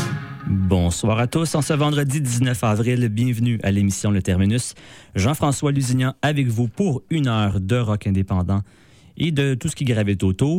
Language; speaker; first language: French; native; French